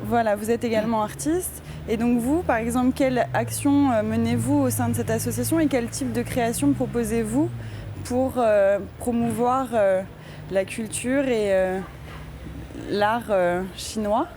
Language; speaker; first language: French; native; French